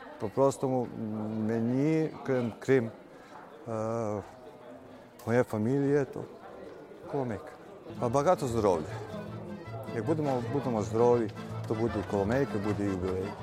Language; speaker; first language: Ukrainian; early bilingual, heritage; Ukrainian